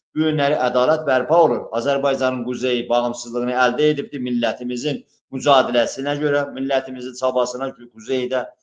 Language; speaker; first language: Azerbaijani; native; Azerbaijani